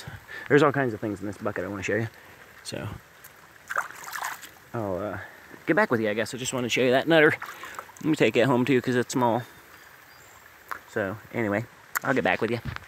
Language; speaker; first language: English; native; English